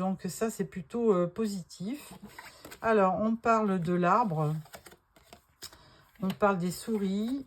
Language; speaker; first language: French; native; French